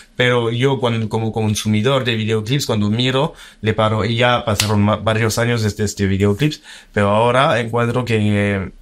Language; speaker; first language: Spanish; early bilingual, heritage; French